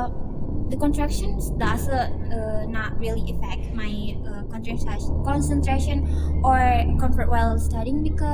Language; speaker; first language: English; non-native, learner; Indonesian